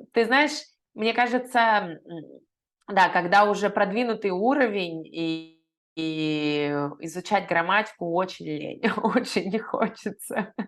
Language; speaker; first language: Russian; native; Russian